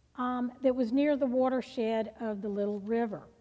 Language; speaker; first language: English; native; English